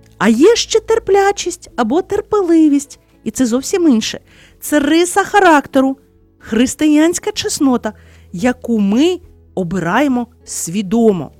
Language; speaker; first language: Ukrainian; native; Ukrainian